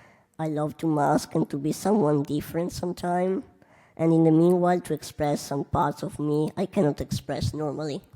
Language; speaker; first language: English; non-native, fluent; Italian